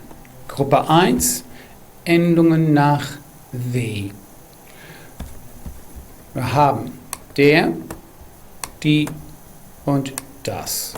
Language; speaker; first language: German; non-native, fluent; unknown